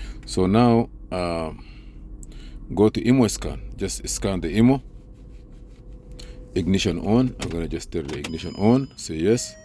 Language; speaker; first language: English; non-native, fluent; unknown